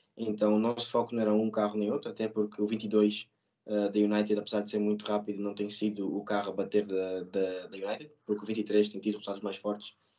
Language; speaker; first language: Portuguese; native; Portuguese